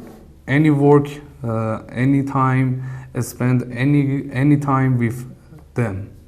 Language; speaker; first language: English; non-native, learner; Persian